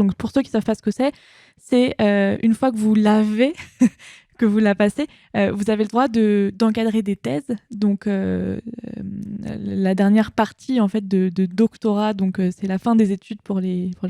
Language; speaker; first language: French; native; French